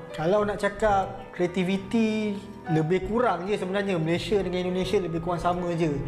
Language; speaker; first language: Malay; native; Malay